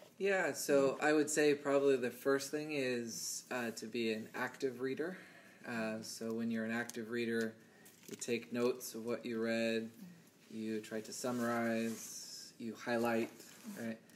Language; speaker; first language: English; early bilingual, other home language; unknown